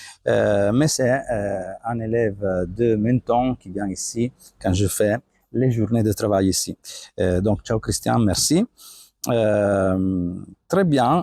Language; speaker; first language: French; non-native, fluent; Italian